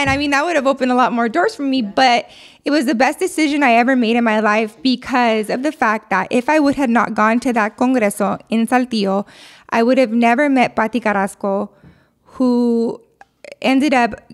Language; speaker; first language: English; early bilingual, other home language; Spanish